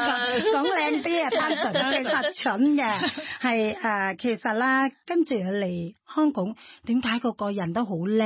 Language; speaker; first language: Chinese; non-native, fluent; Thai